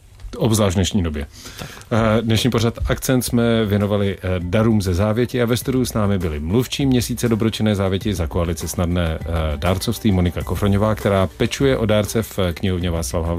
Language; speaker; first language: Czech; native; Czech